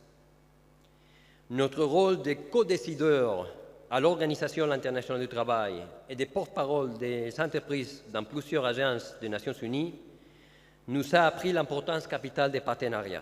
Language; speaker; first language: French; non-native, fluent; Spanish